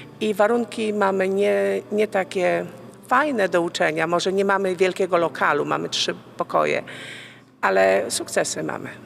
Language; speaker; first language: Polish; native; Polish